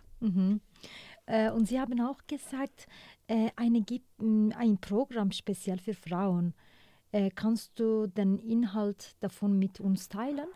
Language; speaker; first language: German; non-native, learner; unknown